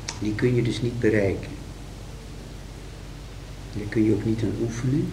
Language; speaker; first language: Dutch; native; Dutch